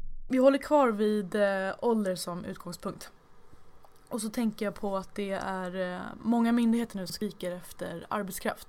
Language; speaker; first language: Swedish; native; Swedish